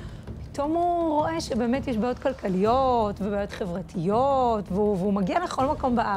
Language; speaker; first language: Hebrew; native; Hebrew